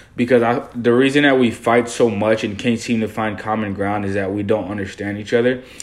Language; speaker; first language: English; early bilingual, other home language; Haitian Creole